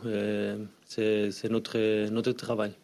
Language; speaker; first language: French; non-native, learner; Spanish